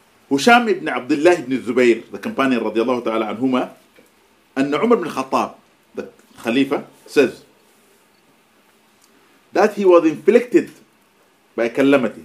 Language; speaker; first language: English; non-native, fluent; Arabic